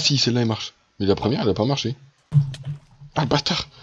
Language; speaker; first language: French; native; French